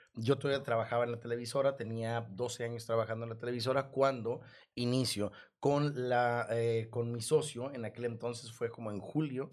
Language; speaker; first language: Spanish; native; Spanish